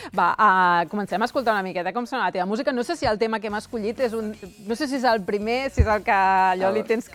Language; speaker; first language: Catalan; native; Catalan